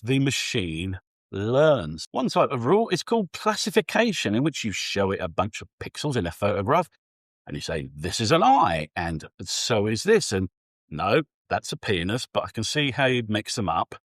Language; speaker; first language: English; native; English